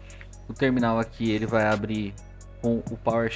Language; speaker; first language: Portuguese; native; Portuguese